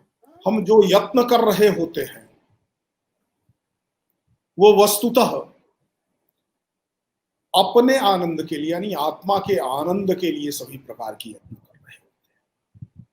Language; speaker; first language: Hindi; native; Hindi